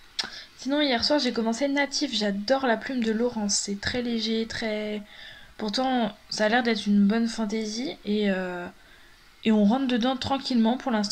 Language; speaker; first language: French; native; French